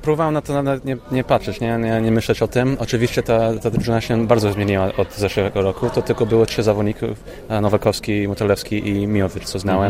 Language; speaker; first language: Polish; early bilingual, heritage; English